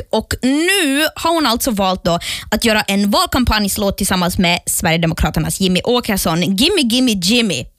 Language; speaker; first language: Swedish; native; Swedish